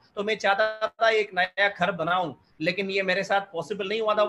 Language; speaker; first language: Hindi; non-native, local second language; Malayalam